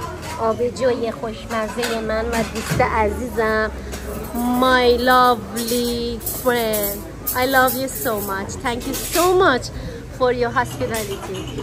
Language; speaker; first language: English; non-native, learner; Persian